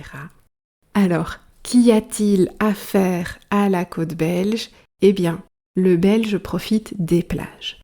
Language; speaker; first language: French; native; French